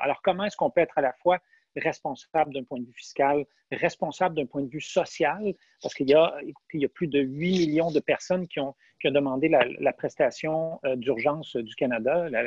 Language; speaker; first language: French; native; French